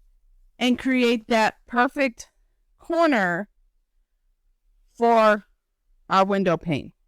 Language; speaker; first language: English; native; English